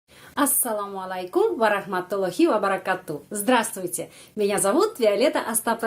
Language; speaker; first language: Russian; non-native, fluent; Indonesian